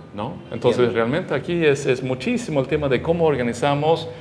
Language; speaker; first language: Spanish; non-native, fluent; Swedish